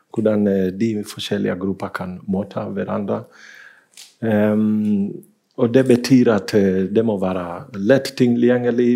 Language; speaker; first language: Norwegian; non-native, fluent; Swahili